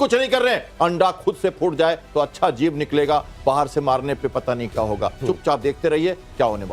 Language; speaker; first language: Hindi; native; Hindi